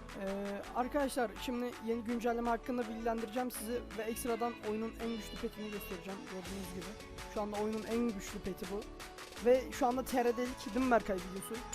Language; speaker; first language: Turkish; native; Turkish